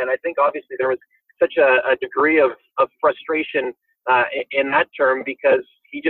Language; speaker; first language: English; native; English